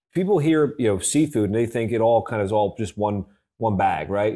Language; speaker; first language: English; native; English